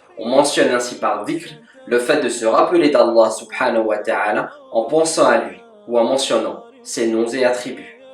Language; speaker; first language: French; native; French